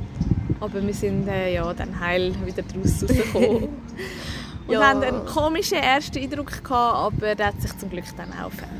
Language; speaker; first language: German; native; German